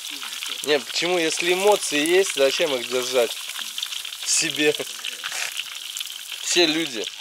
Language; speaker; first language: Russian; native; Russian